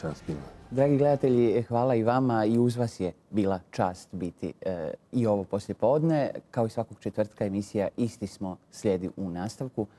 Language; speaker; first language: Croatian; native; Croatian